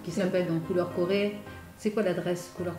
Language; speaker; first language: French; native; French